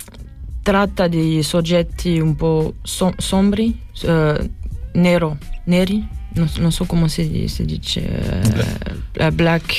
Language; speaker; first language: Italian; non-native, learner; French